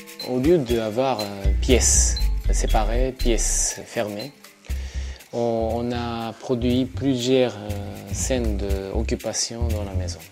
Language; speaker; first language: French; non-native, learner; Japanese